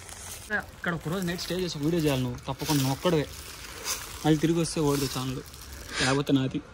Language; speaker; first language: Telugu; native; Telugu